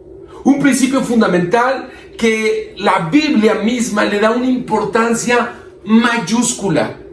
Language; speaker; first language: Spanish; native; Spanish